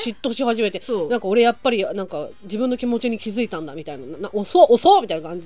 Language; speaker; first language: Japanese; native; Japanese